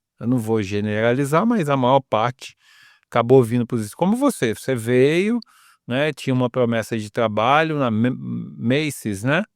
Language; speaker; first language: Portuguese; native; Portuguese